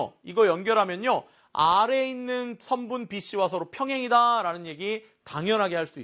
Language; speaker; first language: Korean; native; Korean